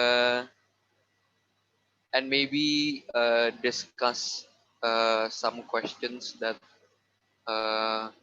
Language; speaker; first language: English; non-native, fluent; Indonesian